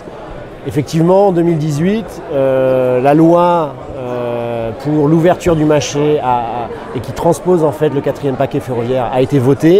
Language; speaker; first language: French; native; French